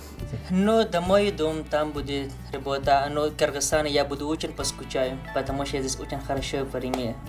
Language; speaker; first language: Russian; non-native, learner; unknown